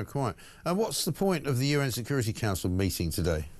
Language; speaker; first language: English; native; English